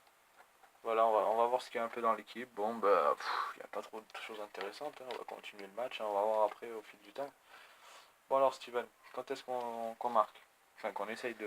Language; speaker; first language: French; native; French